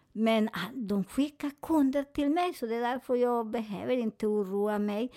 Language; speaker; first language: Swedish; non-native, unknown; Spanish